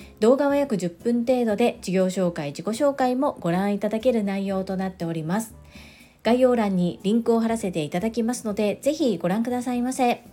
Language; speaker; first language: Japanese; native; Japanese